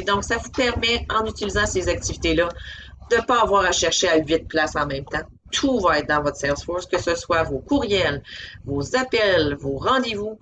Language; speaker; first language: French; native; French